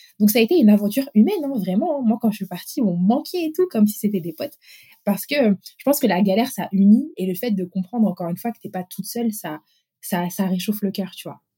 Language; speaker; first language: French; early bilingual, other home language; Arabic